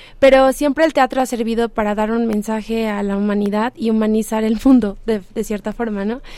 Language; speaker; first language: Spanish; non-native, fluent; French